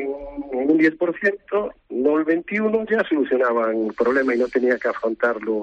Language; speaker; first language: Spanish; native; Spanish